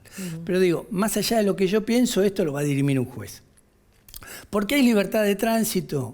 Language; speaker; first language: Spanish; native; Spanish